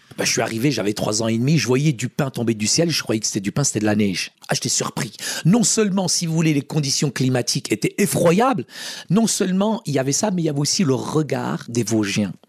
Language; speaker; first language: French; early bilingual, other home language; Arabic